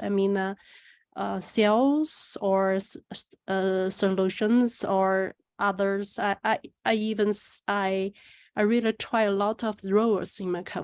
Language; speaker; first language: English; non-native, learner; Chinese